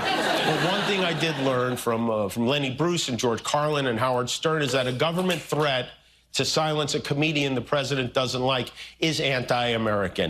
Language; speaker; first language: English; native; English